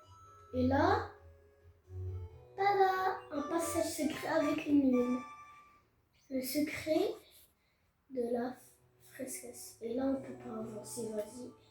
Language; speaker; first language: French; native; French